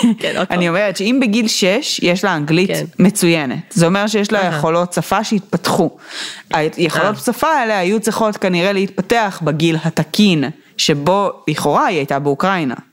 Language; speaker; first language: Hebrew; native; Hebrew